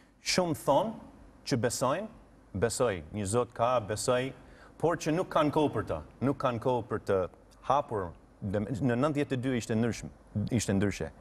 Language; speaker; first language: Albanian; non-native, fluent; English